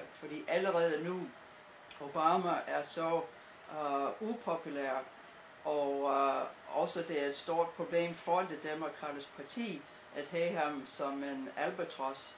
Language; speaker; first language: Danish; non-native, fluent; English